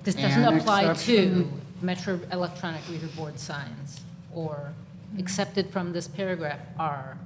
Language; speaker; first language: English; native; English